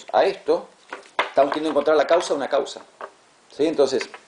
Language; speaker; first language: Spanish; native; Spanish